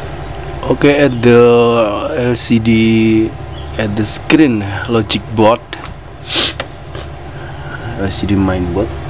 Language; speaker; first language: English; non-native, learner; Indonesian